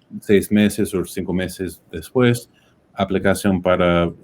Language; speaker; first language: Spanish; non-native, fluent; English